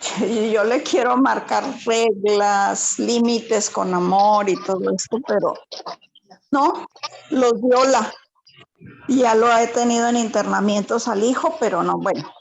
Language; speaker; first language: Spanish; native; Spanish